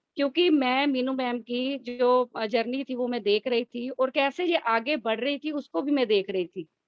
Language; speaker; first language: Hindi; native; Hindi